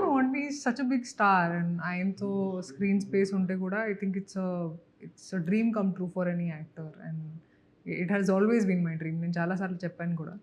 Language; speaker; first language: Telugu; non-native, fluent; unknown